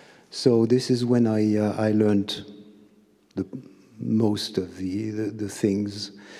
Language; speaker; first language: English; non-native, fluent; French